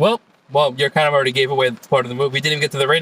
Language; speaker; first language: English; native; English